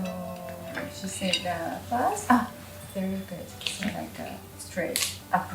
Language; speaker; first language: English; non-native, learner; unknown